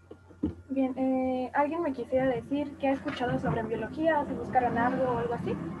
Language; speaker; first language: Spanish; native; Spanish